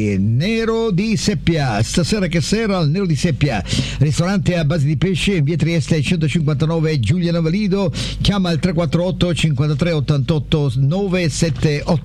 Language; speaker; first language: Italian; native; Italian